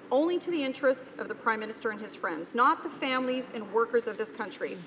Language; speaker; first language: English; native; English